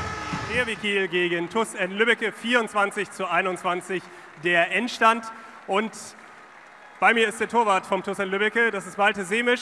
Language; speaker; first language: German; native; German